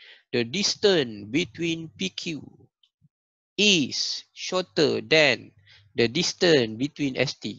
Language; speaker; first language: English; non-native, local second language; Malay